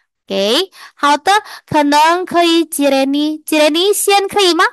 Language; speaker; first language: Chinese; non-native, fluent; Indonesian